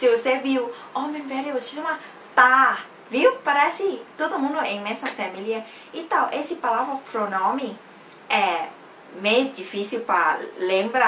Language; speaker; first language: Portuguese; non-native, fluent; Thai